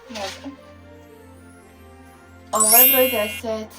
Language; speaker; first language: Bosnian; early bilingual, heritage; Serbian